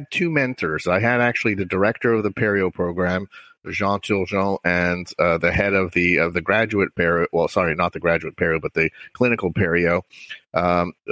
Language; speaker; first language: English; native; English